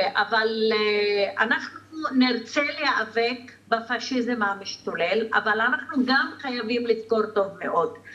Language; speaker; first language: Hebrew; non-native, local second language; Arabic